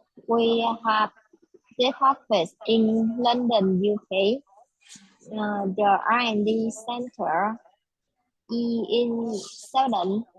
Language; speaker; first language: English; non-native, learner; Vietnamese